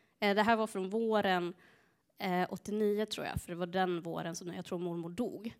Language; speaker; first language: Swedish; early bilingual, other home language; Spanish